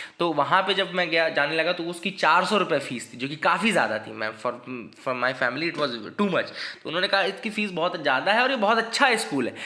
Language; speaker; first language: Hindi; native; Hindi